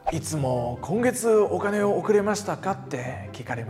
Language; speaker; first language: Japanese; non-native, fluent; Vietnamese